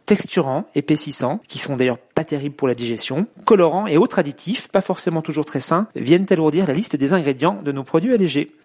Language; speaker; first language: French; native; French